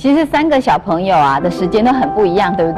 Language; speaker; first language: Chinese; native; Chinese